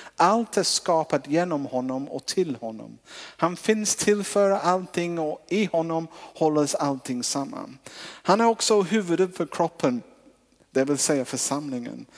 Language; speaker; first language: Swedish; non-native, fluent; English